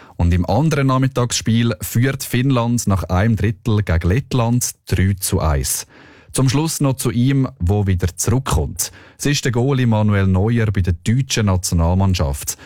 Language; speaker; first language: German; native; German